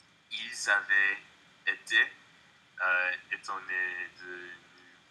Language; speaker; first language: French; non-native, learner; English